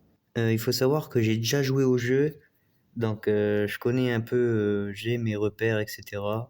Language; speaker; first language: French; native; French